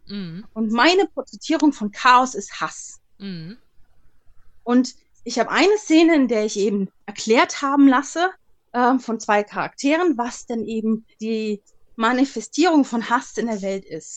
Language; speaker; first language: German; native; German